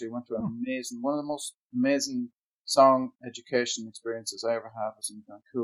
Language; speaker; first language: English; native; English